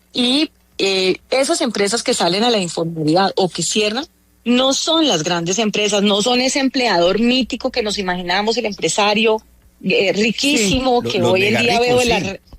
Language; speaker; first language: Spanish; native; Spanish